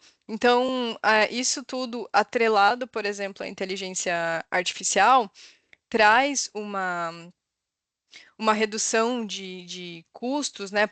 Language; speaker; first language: Portuguese; native; Portuguese